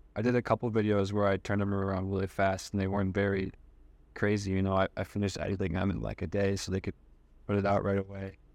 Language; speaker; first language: English; native; English